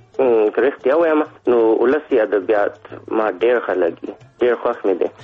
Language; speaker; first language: Pashto; non-native, fluent; English